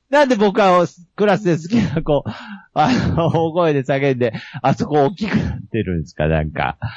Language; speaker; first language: Japanese; native; Japanese